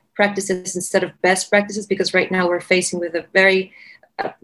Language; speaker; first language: English; non-native, fluent; Spanish